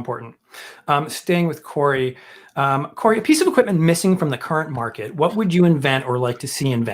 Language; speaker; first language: English; native; English